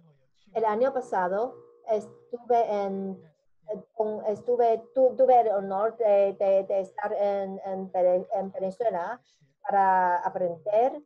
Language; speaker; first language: Spanish; non-native, learner; Chinese